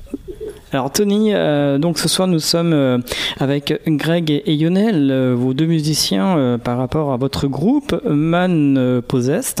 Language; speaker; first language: French; native; French